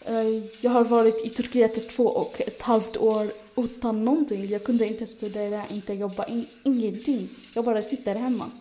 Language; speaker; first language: Swedish; non-native, fluent; Arabic